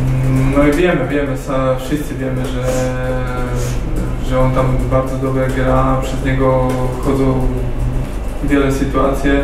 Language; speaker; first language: Polish; non-native, fluent; Slovak